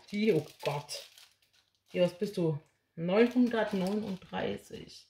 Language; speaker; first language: German; native; German